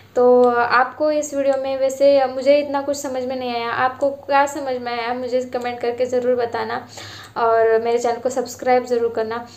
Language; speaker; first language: Hindi; non-native, local second language; Marathi